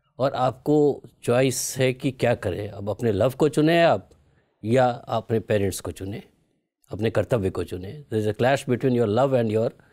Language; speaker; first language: Hindi; native; Hindi